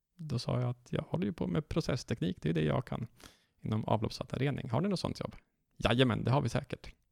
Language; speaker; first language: Swedish; native; Swedish